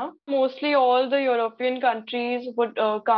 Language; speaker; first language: English; non-native, local second language; Hindi